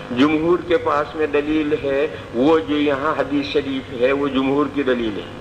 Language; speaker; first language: Urdu; non-native, local second language; Gujarati